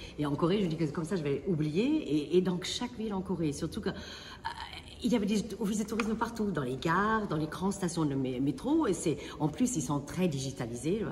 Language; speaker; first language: French; non-native, fluent; Vietnamese